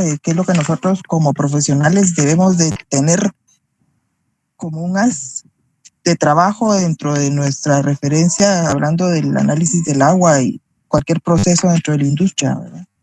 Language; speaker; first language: Spanish; native; Spanish